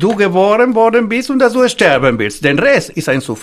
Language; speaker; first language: German; non-native, fluent; Spanish